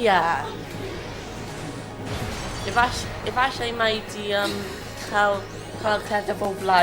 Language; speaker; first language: Welsh; non-native, local second language; English